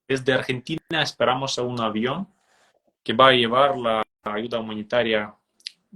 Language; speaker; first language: Spanish; non-native, fluent; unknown